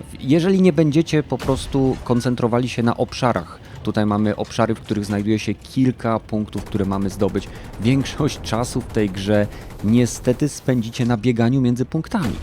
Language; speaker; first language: Polish; native; Polish